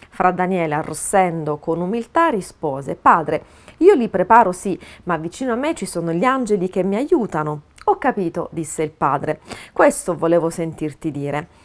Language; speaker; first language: Italian; native; Italian